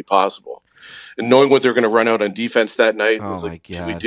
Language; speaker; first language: English; native; English